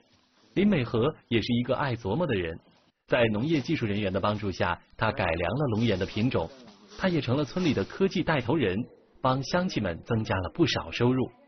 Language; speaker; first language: Chinese; native; Chinese